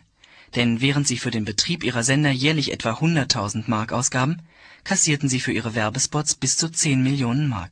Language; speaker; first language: German; native; German